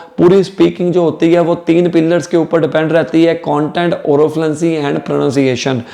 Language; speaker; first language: Hindi; non-native, local second language; Punjabi